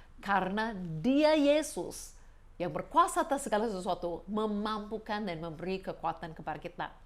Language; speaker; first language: Indonesian; non-native, fluent; English